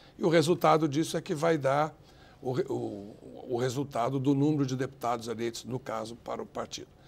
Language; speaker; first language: Portuguese; native; Portuguese